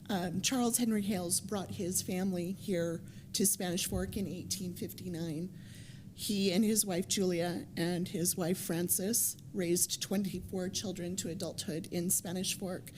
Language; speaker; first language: English; native; English